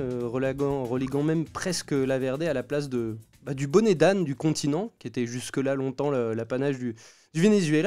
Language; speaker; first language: French; native; French